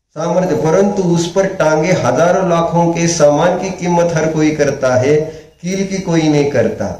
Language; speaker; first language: Hindi; non-native, local second language; Marathi